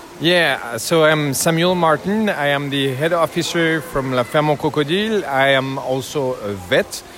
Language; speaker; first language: English; non-native, learner; French